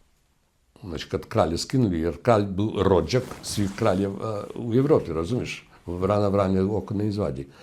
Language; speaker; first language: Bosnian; non-native, fluent; Russian